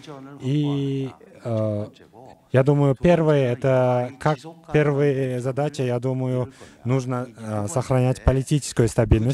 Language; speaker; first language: Russian; non-native, fluent; Korean